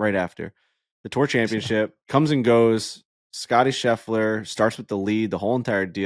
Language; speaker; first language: English; native; English